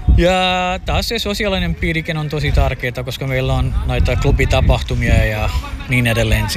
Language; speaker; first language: Finnish; non-native, fluent; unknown